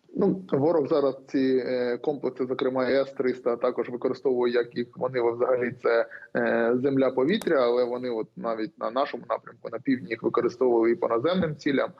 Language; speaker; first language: Ukrainian; native; Ukrainian